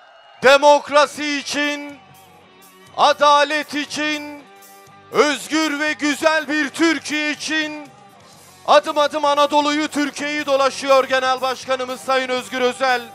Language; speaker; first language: Turkish; native; Turkish